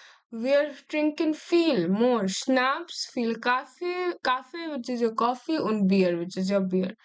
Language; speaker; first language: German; non-native, learner; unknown